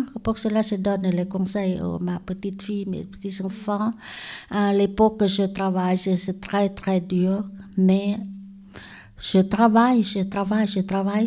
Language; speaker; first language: French; non-native, learner; Lao